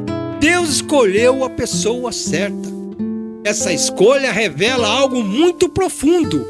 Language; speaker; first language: Portuguese; native; Portuguese